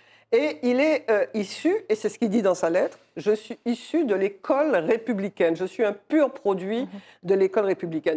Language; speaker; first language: French; native; French